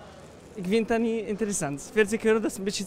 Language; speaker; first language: Dutch; non-native, fluent; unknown